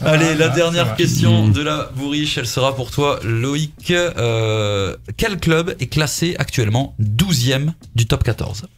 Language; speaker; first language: French; native; French